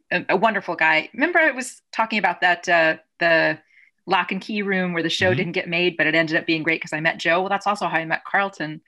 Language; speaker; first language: English; native; English